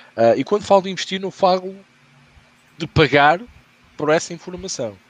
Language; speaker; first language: Portuguese; native; Portuguese